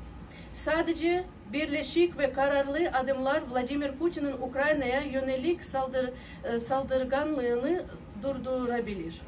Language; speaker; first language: Turkish; non-native, learner; Ukrainian